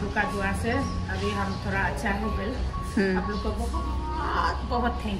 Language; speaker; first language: Hindi; non-native, local second language; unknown